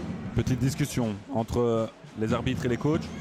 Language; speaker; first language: French; native; French